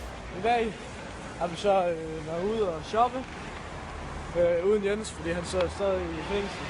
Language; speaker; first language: Danish; native; Danish